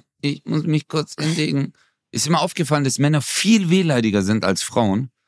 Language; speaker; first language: German; early bilingual, other home language; Turkish